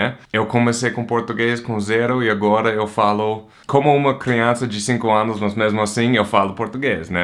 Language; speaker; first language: Portuguese; non-native, fluent; English